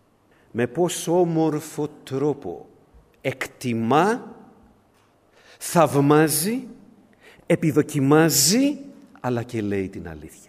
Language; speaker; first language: Greek; native; Greek